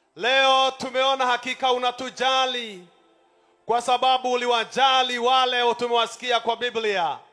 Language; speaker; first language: Swahili; non-native, local second language; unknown